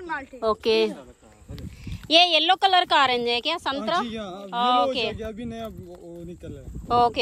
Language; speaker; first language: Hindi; non-native, local second language; Telugu